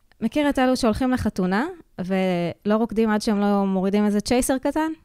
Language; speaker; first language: Hebrew; native; Hebrew